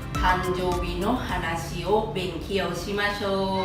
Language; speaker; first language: Japanese; non-native, fluent; Thai